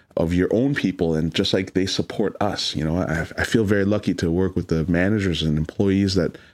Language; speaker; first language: English; native; English